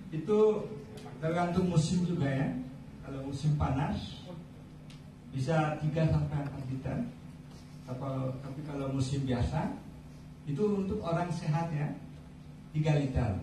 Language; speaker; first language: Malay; non-native, fluent; Bangla